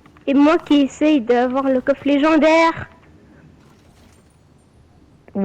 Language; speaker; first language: French; native; French